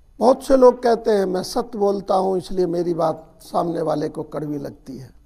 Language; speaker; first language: Hindi; native; Hindi